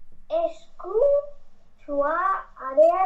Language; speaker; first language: French; non-native, learner; Chinese